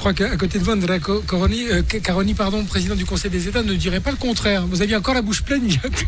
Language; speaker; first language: French; native; French